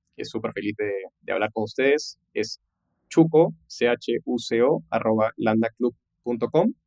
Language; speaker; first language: Spanish; native; Spanish